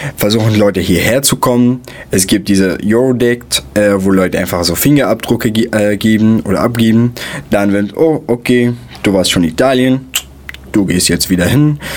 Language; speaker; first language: German; non-native, fluent; Arabic